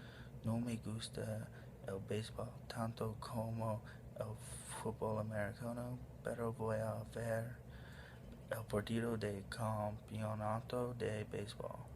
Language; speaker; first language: Spanish; non-native, learner; English